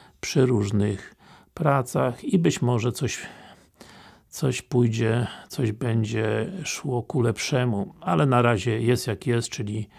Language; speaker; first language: Polish; native; Polish